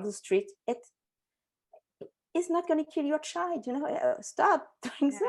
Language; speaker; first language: English; non-native, fluent; French